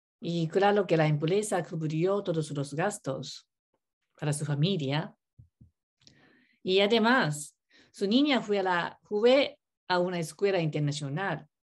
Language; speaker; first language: Spanish; non-native, learner; Japanese